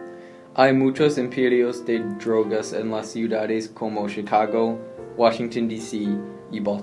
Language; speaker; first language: Spanish; non-native, learner; English